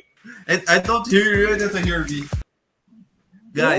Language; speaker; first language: English; non-native, learner; Portuguese